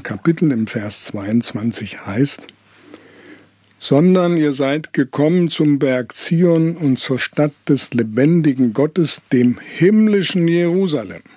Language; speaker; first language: German; native; German